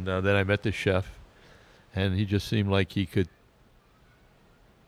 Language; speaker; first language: English; native; English